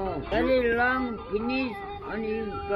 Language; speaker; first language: English; non-native, learner; Nepali